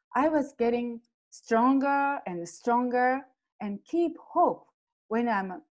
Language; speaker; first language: English; non-native, fluent; Japanese